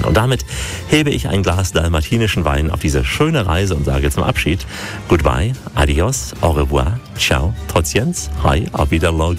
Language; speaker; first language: German; native; German